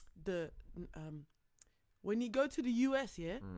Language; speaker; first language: English; non-native, fluent; Dutch